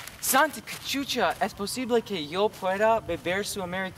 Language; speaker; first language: Spanish; non-native, learner; English